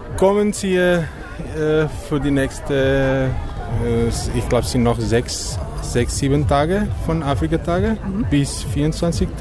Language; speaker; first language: German; non-native, learner; Portuguese